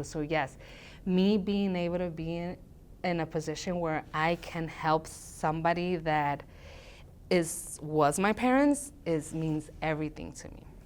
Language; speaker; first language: English; early bilingual, other home language; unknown